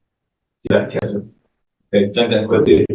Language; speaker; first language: Indonesian; non-native, learner; English